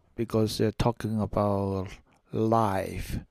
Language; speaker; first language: English; non-native, local second language; Cantonese